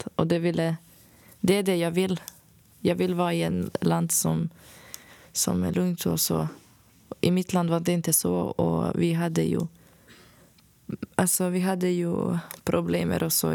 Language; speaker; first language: Swedish; non-native, fluent; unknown